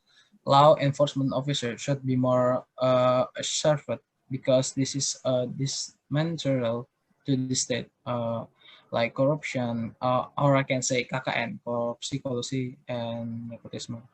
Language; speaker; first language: English; non-native, learner; Indonesian